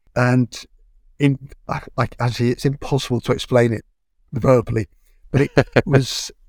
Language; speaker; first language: English; native; English